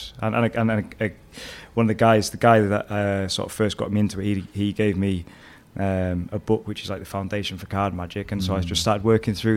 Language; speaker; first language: English; native; English